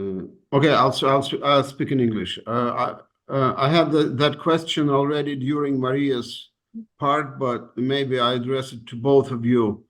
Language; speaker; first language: English; non-native, fluent; Russian